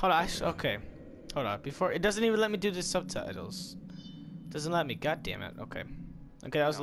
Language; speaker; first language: English; native; English